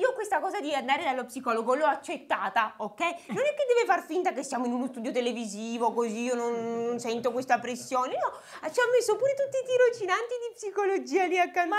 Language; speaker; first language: Italian; native; Italian